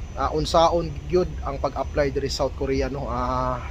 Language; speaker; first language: Filipino; non-native, local second language; Cebuano